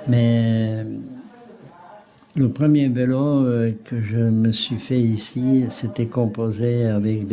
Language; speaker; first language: French; non-native, fluent; Czech